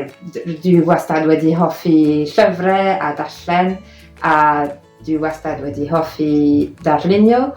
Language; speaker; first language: Welsh; non-native, fluent; French